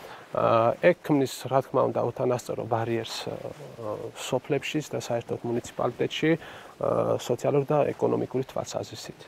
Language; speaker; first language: Georgian; non-native, local second language; Armenian